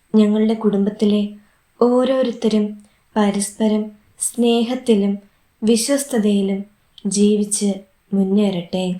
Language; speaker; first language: Malayalam; native; Malayalam